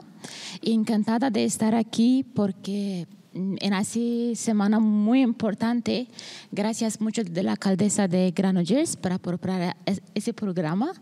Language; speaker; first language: Spanish; non-native, learner; Persian